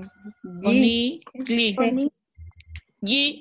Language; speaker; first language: Italian; non-native, learner; Spanish